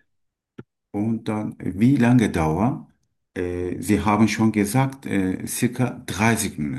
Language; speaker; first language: German; non-native, learner; Turkish